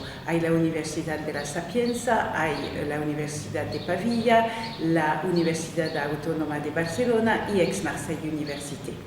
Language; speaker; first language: Spanish; non-native, fluent; French